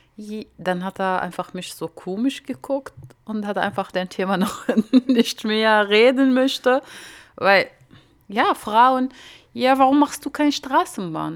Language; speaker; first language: German; non-native, fluent; Arabic